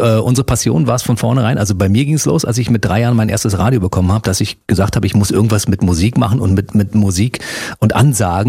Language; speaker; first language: German; native; German